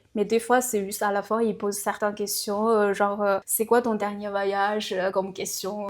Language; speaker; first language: French; non-native, fluent; Chinese